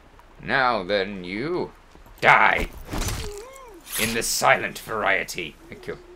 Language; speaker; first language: English; native; English